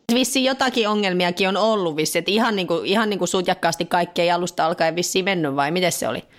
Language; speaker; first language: Finnish; native; Finnish